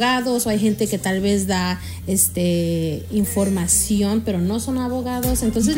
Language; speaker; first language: Spanish; early bilingual, heritage; Spanish